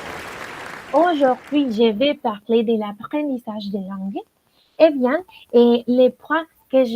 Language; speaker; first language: French; non-native, learner; Spanish